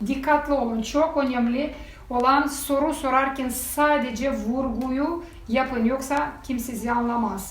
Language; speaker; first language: Turkish; non-native, fluent; Russian